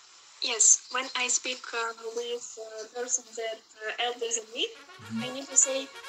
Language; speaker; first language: English; non-native, learner; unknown